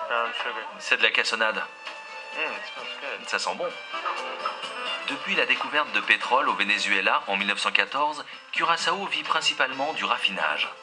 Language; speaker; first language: French; native; French